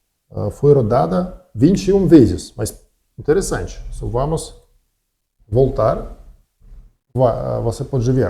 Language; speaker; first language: Portuguese; non-native, learner; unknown